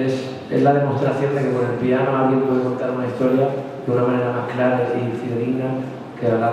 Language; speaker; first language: Spanish; native; Spanish